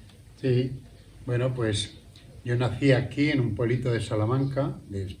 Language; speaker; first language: Spanish; native; Spanish